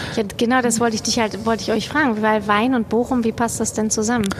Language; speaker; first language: German; non-native, fluent; Romanian